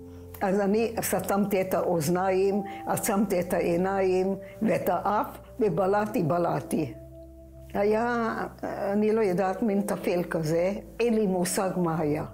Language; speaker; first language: Hebrew; non-native, fluent; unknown